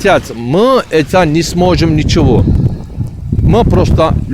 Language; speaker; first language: Russian; non-native, learner; Turkish